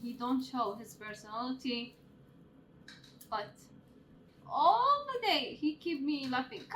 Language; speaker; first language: English; non-native, learner; Arabic